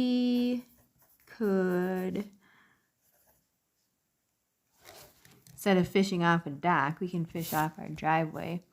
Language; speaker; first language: English; native; English